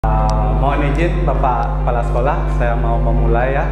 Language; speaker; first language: Indonesian; native; Indonesian